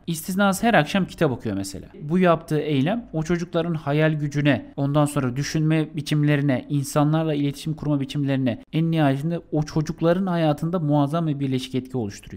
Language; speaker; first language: Turkish; native; Turkish